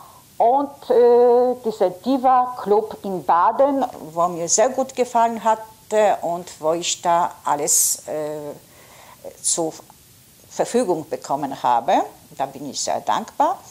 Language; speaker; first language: German; non-native, fluent; Polish